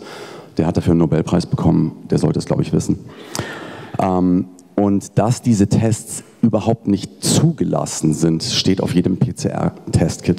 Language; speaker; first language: German; native; German